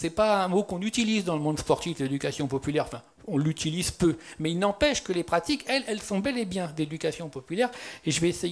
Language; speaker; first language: French; native; French